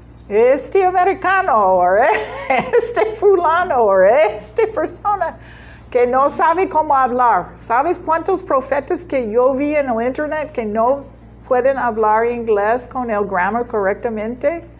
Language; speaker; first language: Spanish; non-native, learner; English